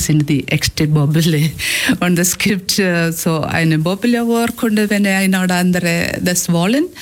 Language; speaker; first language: German; non-native, fluent; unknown